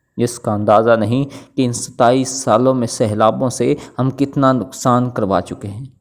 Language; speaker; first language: Urdu; non-native, local second language; Pashto